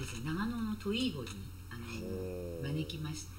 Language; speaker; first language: Japanese; native; Japanese